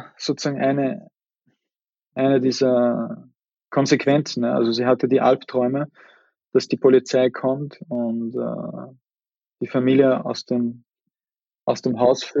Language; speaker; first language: German; native; German